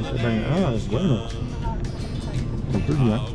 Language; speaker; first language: Spanish; non-native, learner; French